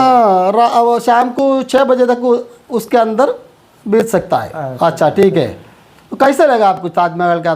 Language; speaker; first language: Hindi; non-native, local second language; Malayalam